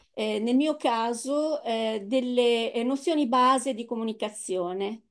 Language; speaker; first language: Italian; native; Italian